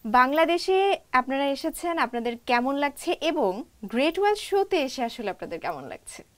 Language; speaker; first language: Bangla; native; Bangla